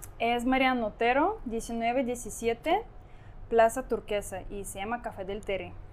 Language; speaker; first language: Spanish; non-native, fluent; Ukrainian